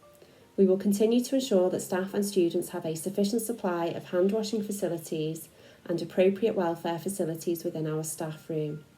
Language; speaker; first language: English; native; English